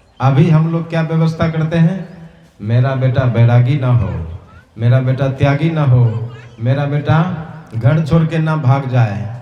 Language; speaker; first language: Hindi; native; Hindi